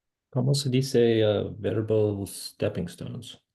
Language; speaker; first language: Spanish; non-native, fluent; English